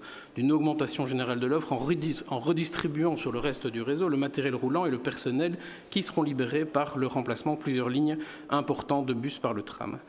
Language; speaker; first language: French; native; French